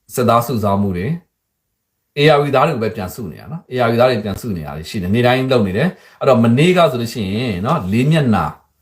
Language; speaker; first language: Burmese; native; Burmese